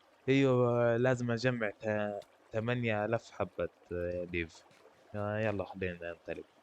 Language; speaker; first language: Arabic; native; Arabic